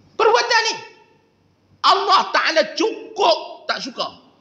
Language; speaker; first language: Malay; native; Malay